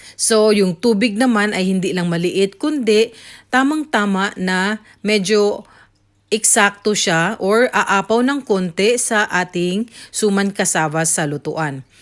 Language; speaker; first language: Filipino; non-native, local second language; Cebuano